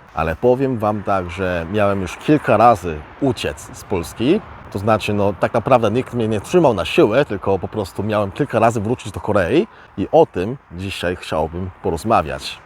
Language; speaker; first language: Polish; early bilingual, other home language; Korean